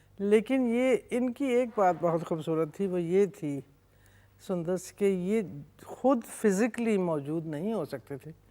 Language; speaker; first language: Urdu; non-native, local second language; English